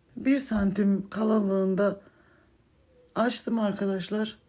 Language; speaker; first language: Turkish; native; Turkish